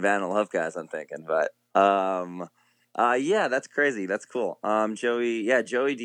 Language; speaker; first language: English; native; English